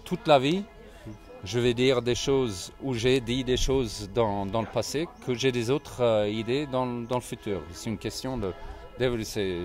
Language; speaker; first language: French; non-native, fluent; Swedish